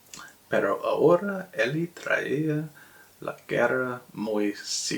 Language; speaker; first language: Spanish; non-native, learner; English